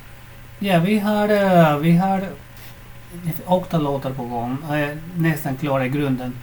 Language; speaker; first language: Swedish; non-native, fluent; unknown